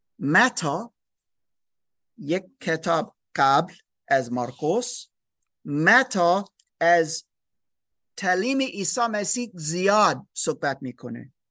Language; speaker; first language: Persian; non-native, learner; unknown